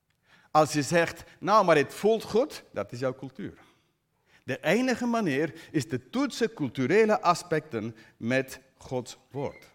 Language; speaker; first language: Dutch; non-native, fluent; English